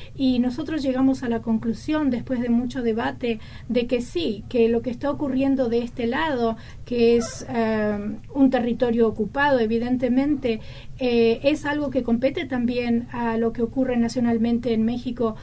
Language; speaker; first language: Spanish; native; Spanish